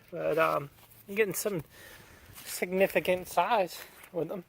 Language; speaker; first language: English; native; English